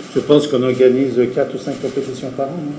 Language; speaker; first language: French; native; French